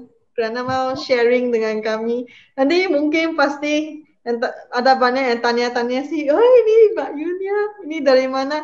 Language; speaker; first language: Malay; non-native, local second language; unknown